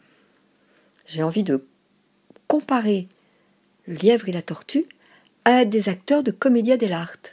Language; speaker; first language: French; native; French